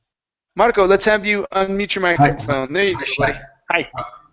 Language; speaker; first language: English; native; English